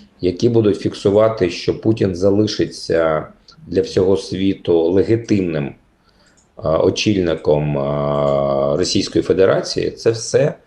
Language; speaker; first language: Ukrainian; native; Ukrainian